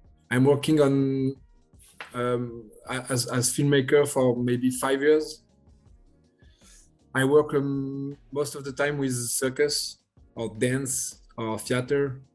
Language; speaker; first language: English; non-native, learner; French